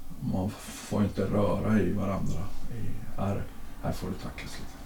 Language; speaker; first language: Swedish; native; Swedish